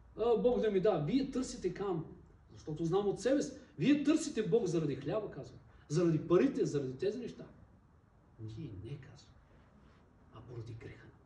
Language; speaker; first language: Bulgarian; non-native, local second language; Turkish